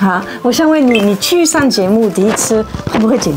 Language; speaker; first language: Chinese; non-native, fluent; French